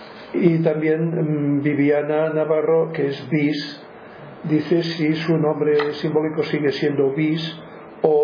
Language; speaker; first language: Spanish; native; Spanish